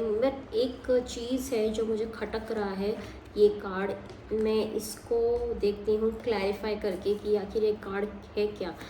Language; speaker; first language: Hindi; non-native, local second language; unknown